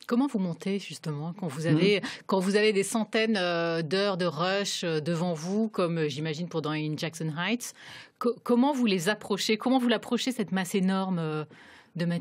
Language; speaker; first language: French; native; French